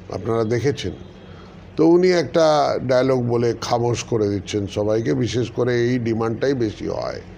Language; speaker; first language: Bangla; non-native, local second language; Punjabi